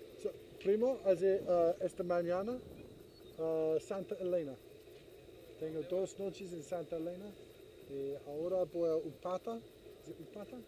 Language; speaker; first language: Spanish; non-native, learner; English